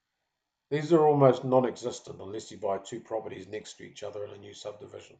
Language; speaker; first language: English; native; English